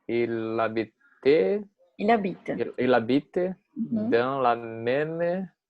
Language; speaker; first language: French; non-native, learner; Portuguese